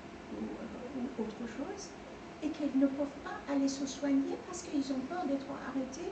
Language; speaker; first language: French; non-native, fluent; Persian